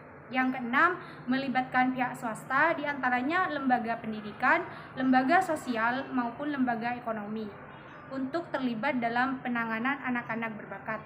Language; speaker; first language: Indonesian; non-native, local second language; Madurese